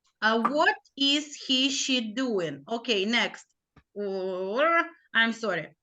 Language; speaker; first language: English; non-native, learner; Ukrainian